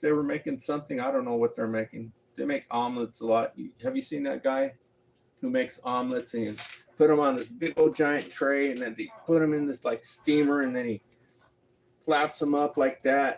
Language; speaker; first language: English; native; English